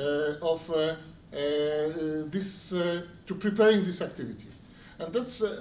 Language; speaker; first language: English; non-native, learner; Polish